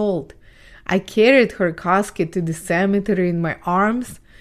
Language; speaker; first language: English; non-native, fluent; Ukrainian